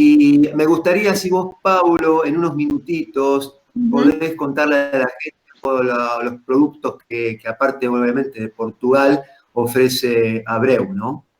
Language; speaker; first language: Spanish; native; Spanish